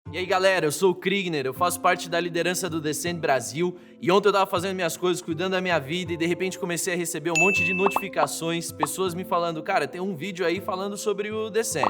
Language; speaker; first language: Portuguese; native; Portuguese